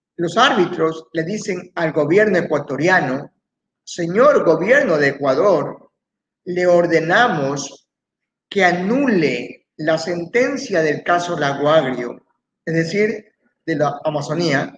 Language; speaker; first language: Spanish; native; Spanish